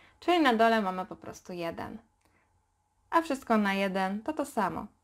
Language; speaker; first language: Polish; native; Polish